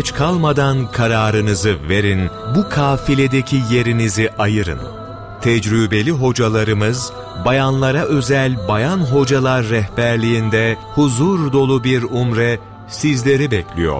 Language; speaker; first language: Turkish; native; Turkish